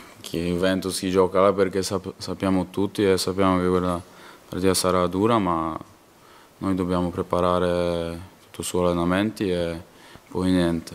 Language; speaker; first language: Italian; non-native, learner; Polish